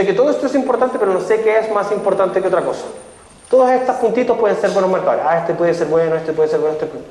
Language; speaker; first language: Spanish; native; Spanish